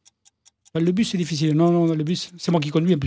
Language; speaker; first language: French; native; French